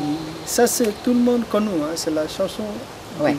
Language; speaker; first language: French; non-native, learner; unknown